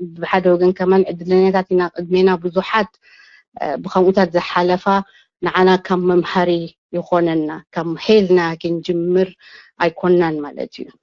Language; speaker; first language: Tigrinya; non-native, local second language; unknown